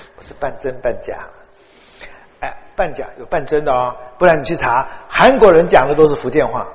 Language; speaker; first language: Chinese; native; Chinese